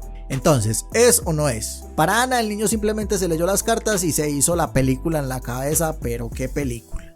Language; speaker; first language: Spanish; native; Spanish